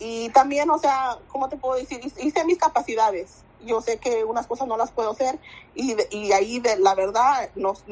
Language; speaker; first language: Spanish; early bilingual, other home language; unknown